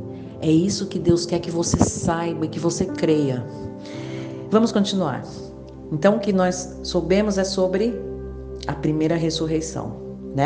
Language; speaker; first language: Portuguese; native; Portuguese